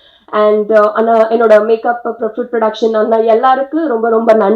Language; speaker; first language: Tamil; non-native, learner; Telugu